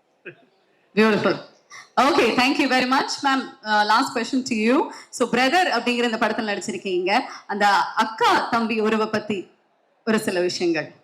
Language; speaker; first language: Tamil; native; Tamil